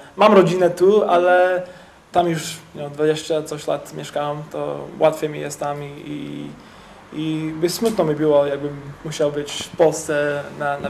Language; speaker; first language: Polish; early bilingual, heritage; English